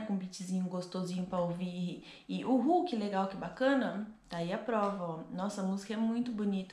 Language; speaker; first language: Portuguese; native; Portuguese